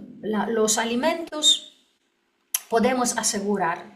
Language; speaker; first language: Spanish; non-native, learner; Polish